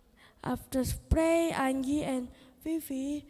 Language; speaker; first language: English; non-native, learner; Indonesian